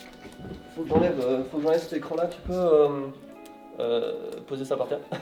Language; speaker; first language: French; native; French